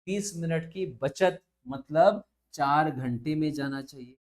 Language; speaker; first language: Hindi; non-native, local second language; Marathi